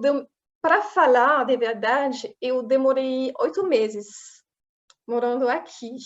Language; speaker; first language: Portuguese; non-native, fluent; French